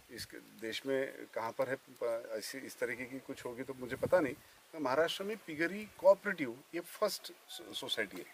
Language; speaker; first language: Hindi; non-native, local second language; Marathi